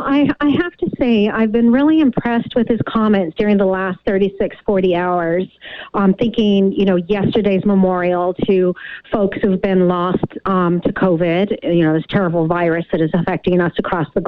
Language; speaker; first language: English; native; English